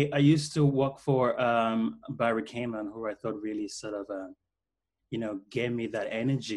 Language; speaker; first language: English; non-native, local second language; Krio